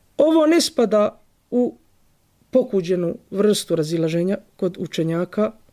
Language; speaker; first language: Bosnian; native; Bosnian